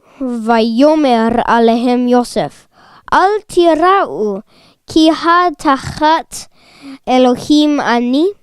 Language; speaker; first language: Hebrew; non-native, learner; English